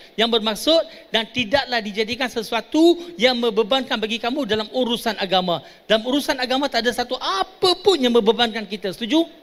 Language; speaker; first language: Malay; non-native, local second language; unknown